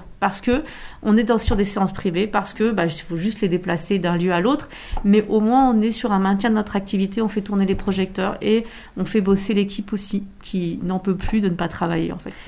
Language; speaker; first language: French; native; French